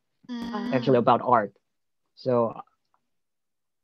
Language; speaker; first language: English; non-native, learner; Korean